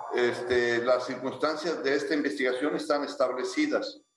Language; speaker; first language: Spanish; native; Spanish